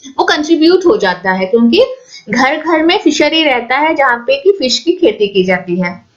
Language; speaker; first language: Hindi; non-native, local second language; Assamese